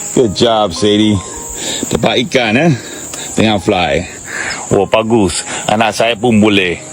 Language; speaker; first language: Malay; non-native, learner; English